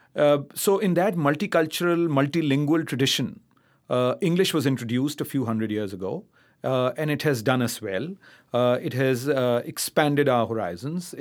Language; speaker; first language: English; non-native, local second language; Urdu